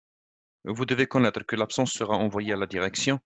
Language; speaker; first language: French; non-native, local second language; Arabic